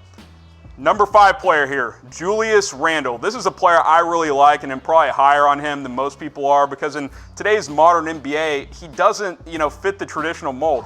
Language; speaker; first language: English; native; English